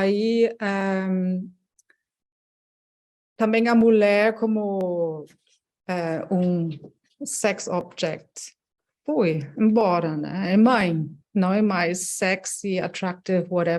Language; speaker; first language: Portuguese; non-native, fluent; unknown